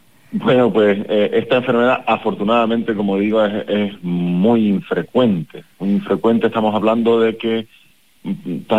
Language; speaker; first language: Spanish; native; Spanish